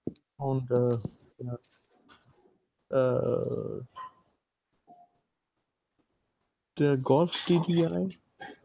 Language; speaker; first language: German; non-native, learner; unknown